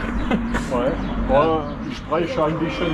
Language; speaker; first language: German; non-native, learner; French